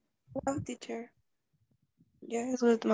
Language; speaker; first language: English; non-native, learner; Spanish